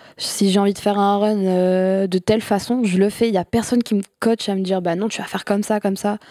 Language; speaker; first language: French; native; French